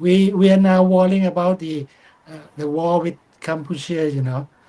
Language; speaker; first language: English; non-native, fluent; Thai